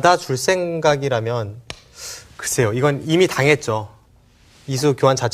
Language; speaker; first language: Korean; native; Korean